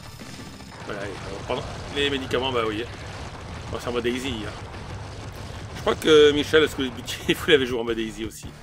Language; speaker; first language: French; native; French